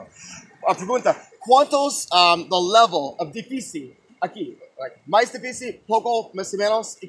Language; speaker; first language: Spanish; non-native, learner; English